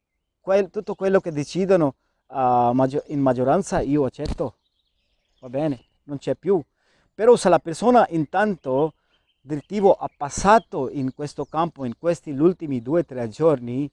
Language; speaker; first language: Italian; non-native, learner; Urdu